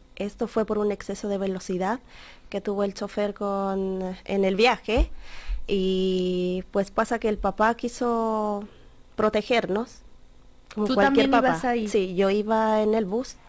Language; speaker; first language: Spanish; native; Spanish